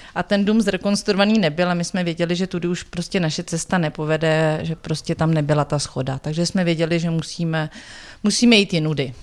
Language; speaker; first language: Czech; native; Czech